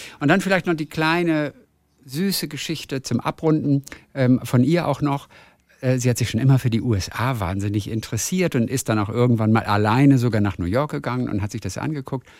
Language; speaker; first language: German; native; German